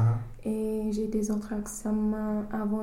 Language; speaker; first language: French; non-native, fluent; English